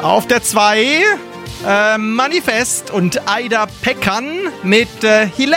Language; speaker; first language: German; native; German